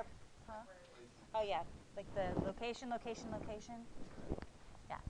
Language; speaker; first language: English; native; English